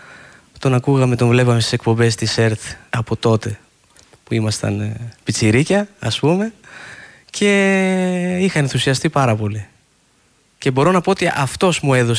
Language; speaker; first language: Greek; native; Greek